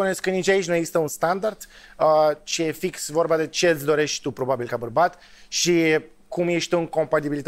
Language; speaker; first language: Romanian; native; Romanian